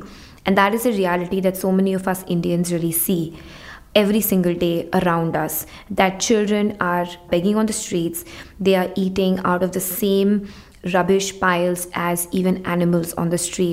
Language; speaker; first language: English; non-native, local second language; Hindi